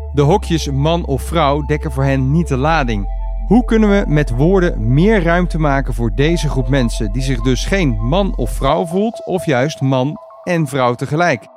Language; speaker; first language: Dutch; native; Dutch